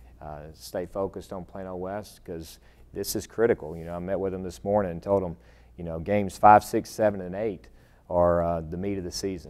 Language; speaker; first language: English; native; English